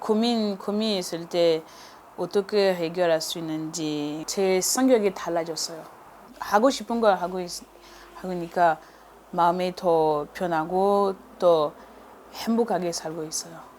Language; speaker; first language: Korean; non-native, learner; French